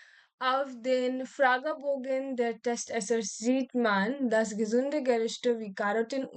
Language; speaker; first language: German; non-native, learner; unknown